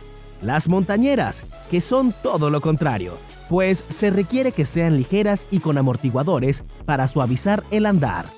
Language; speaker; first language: Spanish; native; Spanish